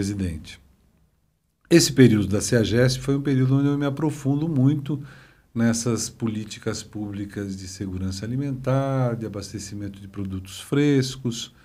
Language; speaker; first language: Portuguese; native; Portuguese